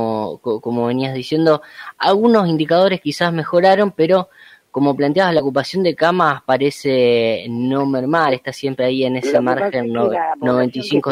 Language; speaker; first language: Spanish; native; Spanish